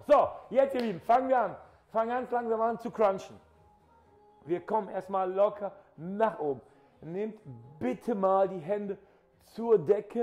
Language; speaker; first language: German; native; German